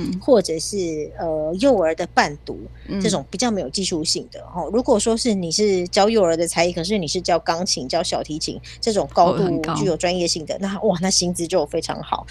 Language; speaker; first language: Chinese; native; Chinese